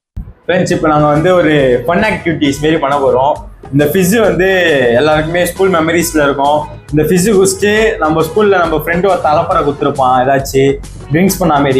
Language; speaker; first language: Tamil; native; Tamil